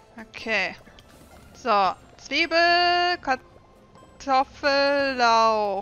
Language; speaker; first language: German; native; German